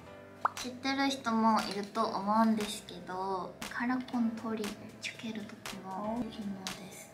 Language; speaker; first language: Japanese; non-native, fluent; Korean